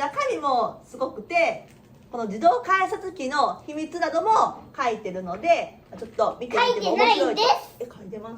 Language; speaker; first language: Japanese; native; Japanese